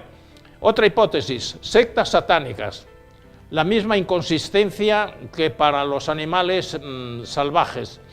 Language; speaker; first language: Spanish; native; Spanish